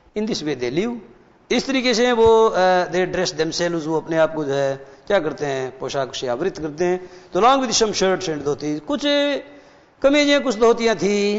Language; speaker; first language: Hindi; native; Hindi